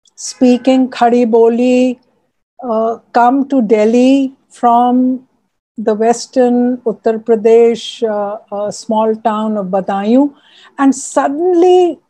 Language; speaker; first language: English; non-native, local second language; Urdu